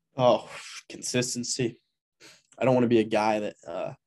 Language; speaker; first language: English; native; English